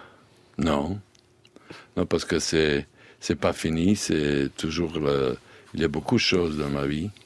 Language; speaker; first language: French; non-native, learner; Serbian